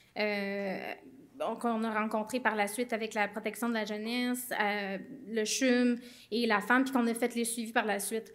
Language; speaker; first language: French; native; French